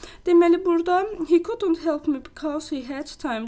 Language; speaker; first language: English; non-native, fluent; Azerbaijani